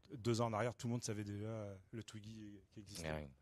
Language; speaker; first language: French; native; French